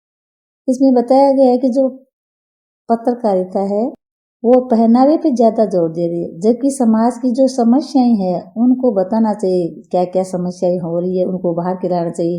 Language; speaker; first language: Hindi; native; Hindi